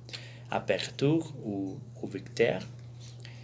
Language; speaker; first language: French; non-native, learner; Spanish